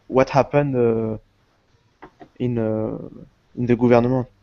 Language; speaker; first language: English; non-native, learner; Portuguese